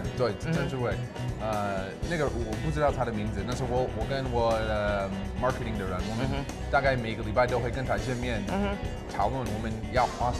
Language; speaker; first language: Chinese; non-native, fluent; English